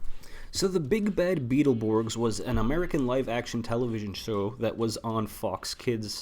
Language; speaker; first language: English; native; English